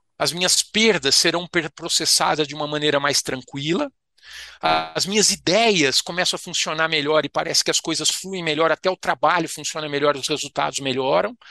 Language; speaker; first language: Portuguese; native; Portuguese